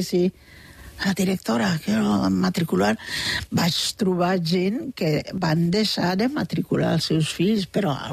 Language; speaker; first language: Catalan; non-native, fluent; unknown